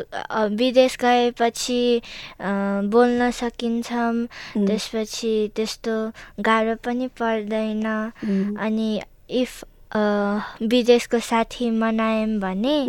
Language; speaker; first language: Nepali; early bilingual, other home language; Chinese